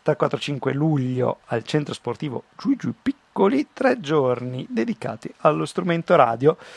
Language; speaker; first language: Italian; native; Italian